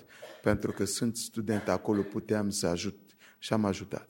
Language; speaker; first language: Romanian; non-native, fluent; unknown